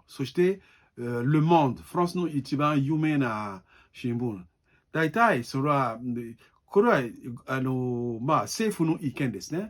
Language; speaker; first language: Japanese; non-native, learner; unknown